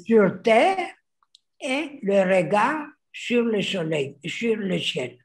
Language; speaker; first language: French; non-native, fluent; Greek